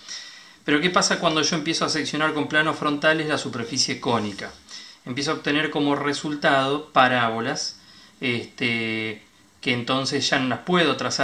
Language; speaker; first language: Spanish; native; Spanish